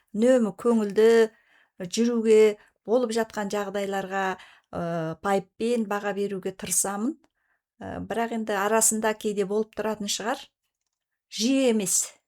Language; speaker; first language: Kazakh; native; Kazakh